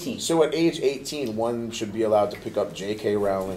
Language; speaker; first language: English; native; English